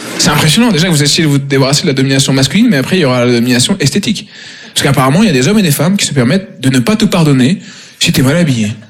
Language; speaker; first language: French; native; French